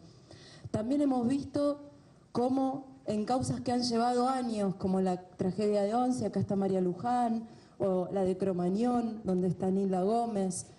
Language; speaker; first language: Spanish; native; Spanish